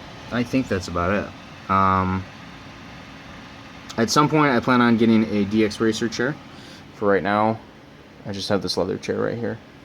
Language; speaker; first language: English; native; English